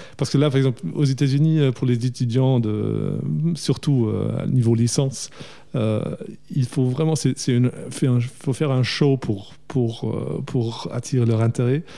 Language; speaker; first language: French; non-native, fluent; German